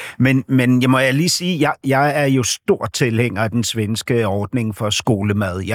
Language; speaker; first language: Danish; native; Danish